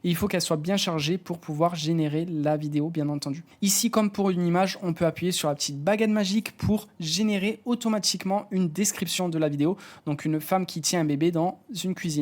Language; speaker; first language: French; native; French